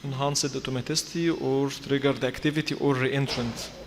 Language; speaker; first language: English; non-native, fluent; Arabic